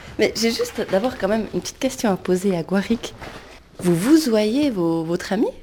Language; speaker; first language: French; native; French